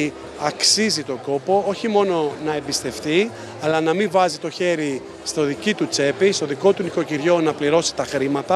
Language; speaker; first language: Greek; native; Greek